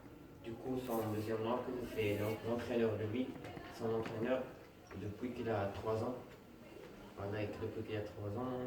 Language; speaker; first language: French; non-native, fluent; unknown